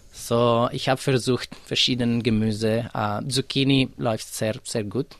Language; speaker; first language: German; non-native, fluent; Italian